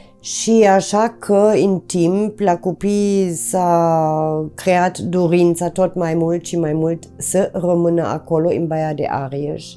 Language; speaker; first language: Romanian; non-native, fluent; German